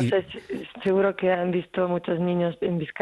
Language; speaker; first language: Spanish; non-native, fluent; Ukrainian